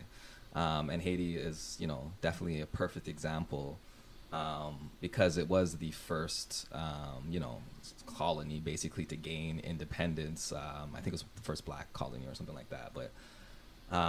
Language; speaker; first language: English; native; English